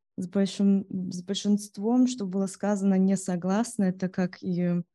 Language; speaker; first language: Russian; early bilingual, heritage; Russian